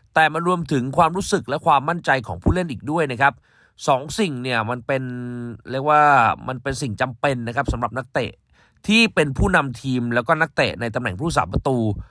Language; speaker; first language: Thai; native; Thai